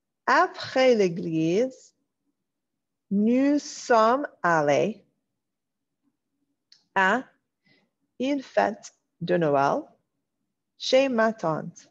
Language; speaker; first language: French; non-native, fluent; English